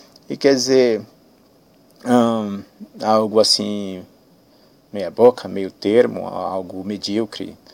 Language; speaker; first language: Portuguese; native; Portuguese